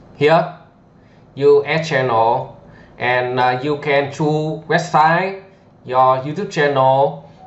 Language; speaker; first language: English; non-native, learner; Vietnamese